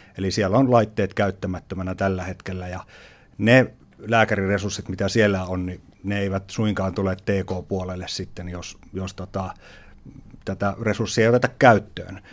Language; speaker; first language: Finnish; native; Finnish